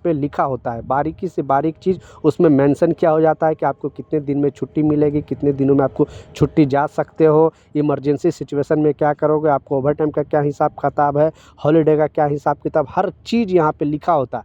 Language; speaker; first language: Hindi; native; Hindi